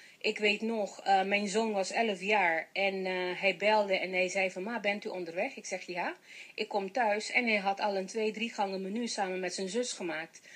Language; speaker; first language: Dutch; non-native, local second language; Papiamento